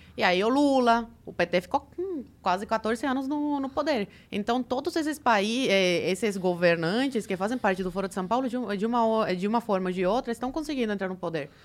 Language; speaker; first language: Portuguese; early bilingual, other home language; Spanish